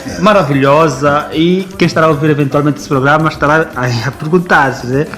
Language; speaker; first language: Portuguese; native; Portuguese